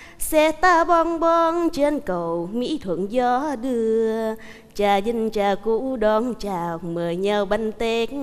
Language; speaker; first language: Vietnamese; native; Vietnamese